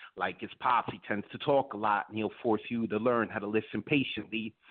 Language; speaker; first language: English; native; English